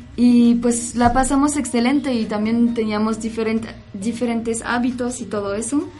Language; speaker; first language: Spanish; non-native, fluent; French